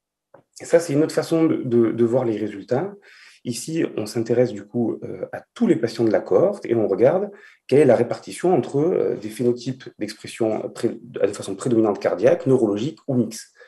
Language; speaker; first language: French; native; French